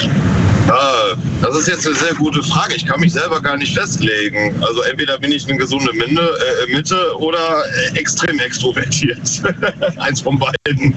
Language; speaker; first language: German; native; German